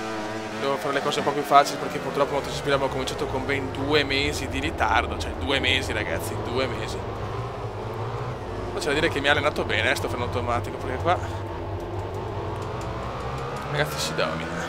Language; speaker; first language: Italian; native; Italian